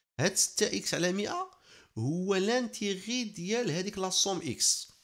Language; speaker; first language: Arabic; native; Arabic